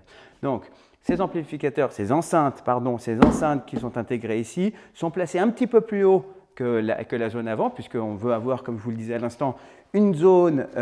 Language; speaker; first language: French; native; French